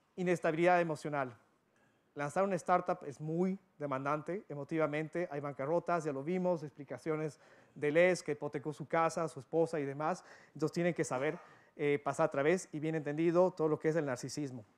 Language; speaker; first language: Spanish; early bilingual, other home language; English